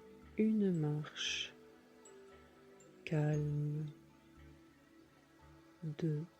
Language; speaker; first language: French; native; French